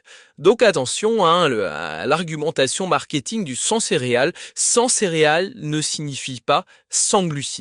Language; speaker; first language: French; native; French